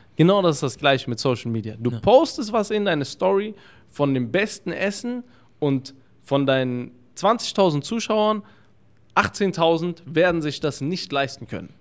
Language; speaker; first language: German; early bilingual, other home language; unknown